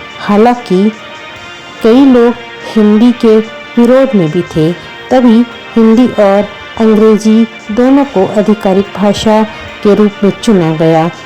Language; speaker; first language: Hindi; non-native, local second language; Sindhi